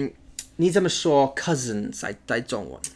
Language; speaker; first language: Chinese; non-native, learner; English